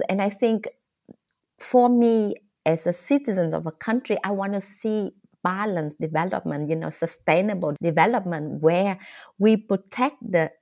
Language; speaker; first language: English; non-native, fluent; Vietnamese